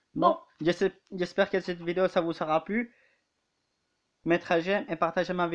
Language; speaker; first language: French; native; French